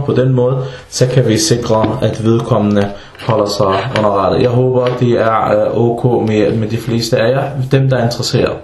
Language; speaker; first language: Danish; non-native, fluent; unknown